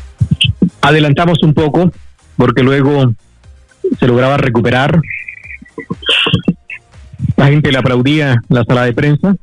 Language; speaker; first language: Spanish; native; Spanish